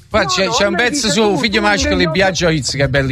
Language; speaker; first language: Italian; native; Italian